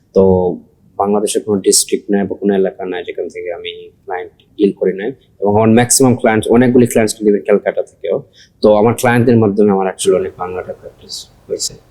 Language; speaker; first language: Bangla; early bilingual, heritage; Sylheti